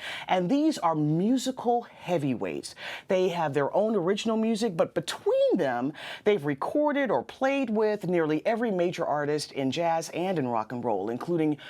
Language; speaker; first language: English; native; English